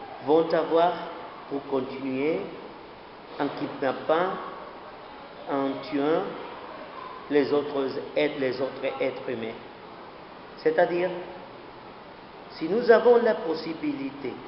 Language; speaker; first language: French; non-native, learner; Spanish